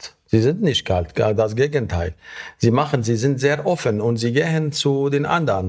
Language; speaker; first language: German; non-native, fluent; Arabic